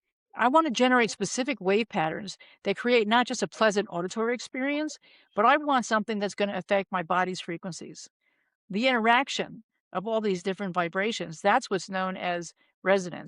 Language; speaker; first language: English; native; English